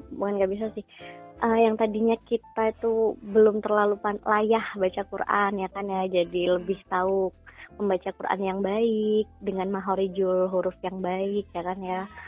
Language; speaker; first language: Indonesian; native; Indonesian